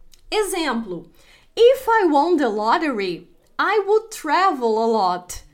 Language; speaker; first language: English; non-native, fluent; Portuguese